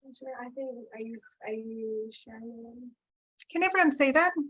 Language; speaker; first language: English; native; English